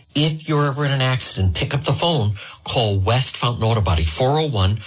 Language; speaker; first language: English; native; English